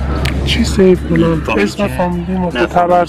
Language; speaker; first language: Persian; native; Persian